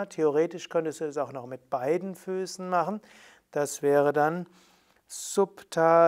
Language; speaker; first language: German; native; German